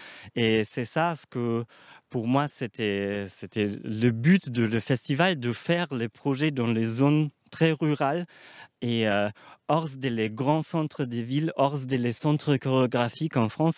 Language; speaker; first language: French; non-native, fluent; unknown